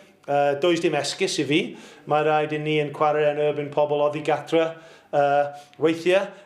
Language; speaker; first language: Welsh; non-native, local second language; English